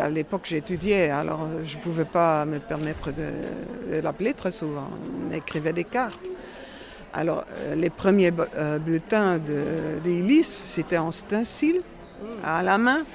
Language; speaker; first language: French; non-native, fluent; Dutch